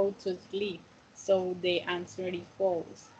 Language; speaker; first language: English; non-native, fluent; Spanish